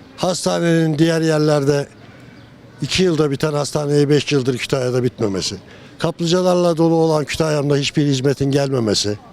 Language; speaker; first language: Turkish; native; Turkish